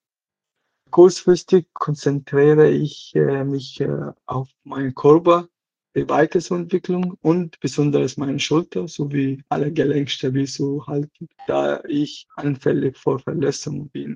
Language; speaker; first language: German; non-native, learner; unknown